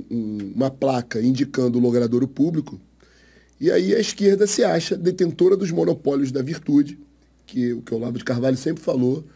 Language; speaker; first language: Portuguese; native; Portuguese